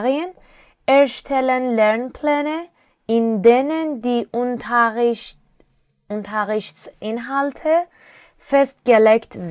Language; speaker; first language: German; non-native, fluent; Persian